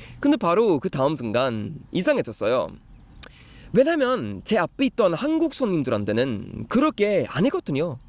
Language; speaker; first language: Korean; non-native, fluent; Swedish